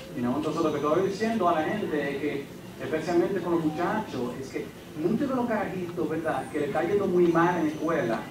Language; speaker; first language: Spanish; early bilingual, heritage; Spanish